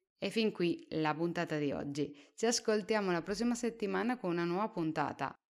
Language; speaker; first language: Italian; non-native, fluent; Spanish